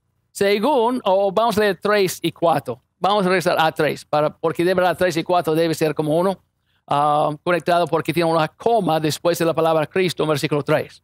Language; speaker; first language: Spanish; non-native, fluent; English